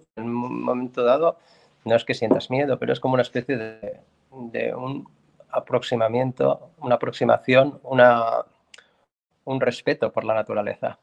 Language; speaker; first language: Spanish; native; Spanish